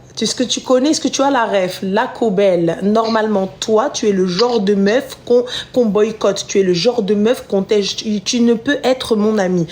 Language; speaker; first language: French; early bilingual, other home language; Arabic